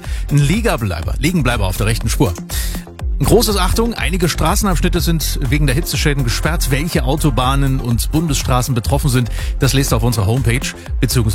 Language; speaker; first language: German; native; German